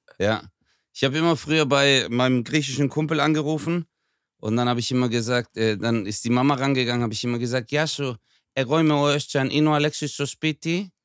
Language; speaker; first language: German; early bilingual, other home language; Turkish